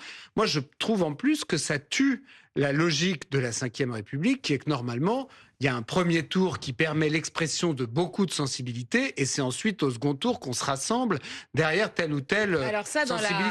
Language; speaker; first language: French; native; French